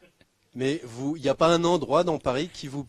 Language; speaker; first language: French; native; French